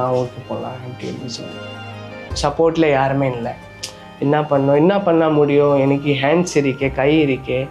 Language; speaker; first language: Tamil; non-native, learner; Nepali